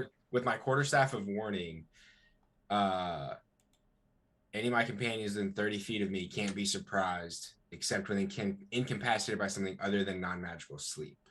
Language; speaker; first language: English; native; English